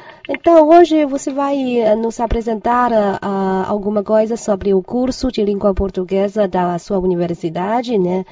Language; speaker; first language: Portuguese; non-native, fluent; Chinese